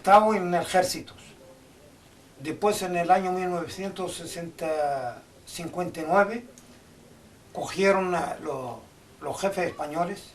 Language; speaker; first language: Spanish; non-native, fluent; Arabic